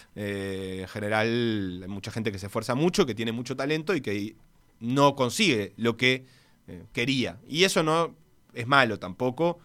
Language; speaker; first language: Spanish; native; Spanish